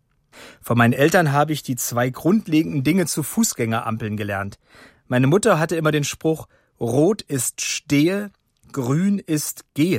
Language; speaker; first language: German; native; German